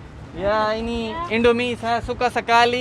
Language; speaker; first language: Indonesian; non-native, learner; Hindi